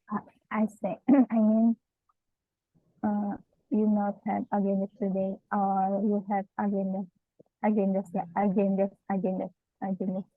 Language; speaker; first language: English; non-native, learner; Indonesian